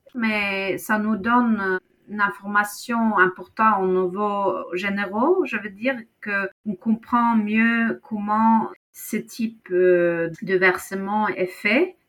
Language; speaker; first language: French; non-native, fluent; Norwegian